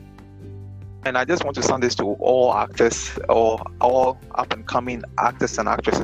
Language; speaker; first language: English; non-native, local second language; Akan